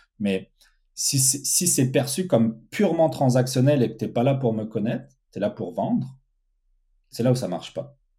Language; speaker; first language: French; early bilingual, other home language; Portuguese